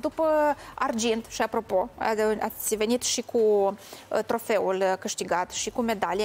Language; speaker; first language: Romanian; native; Romanian